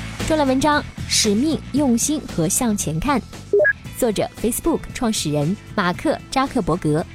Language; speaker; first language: Chinese; native; Chinese